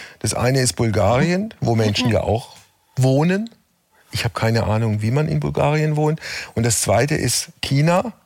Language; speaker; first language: German; native; German